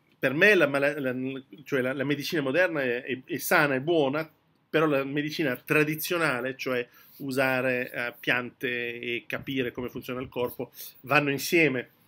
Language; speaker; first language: Italian; early bilingual, heritage; French